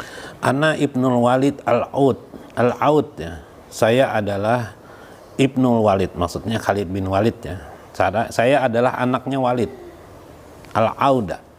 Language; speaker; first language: Indonesian; native; Indonesian